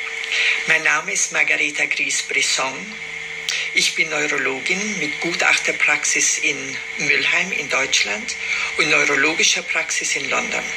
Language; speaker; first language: German; non-native, fluent; Romanian